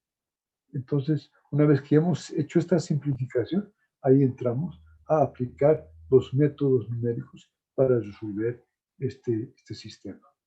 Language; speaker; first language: Spanish; native; Spanish